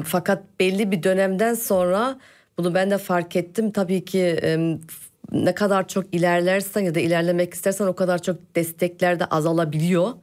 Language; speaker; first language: Turkish; early bilingual, heritage; Turkish